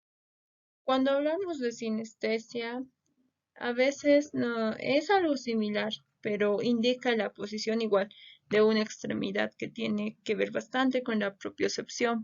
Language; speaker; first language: Spanish; native; Spanish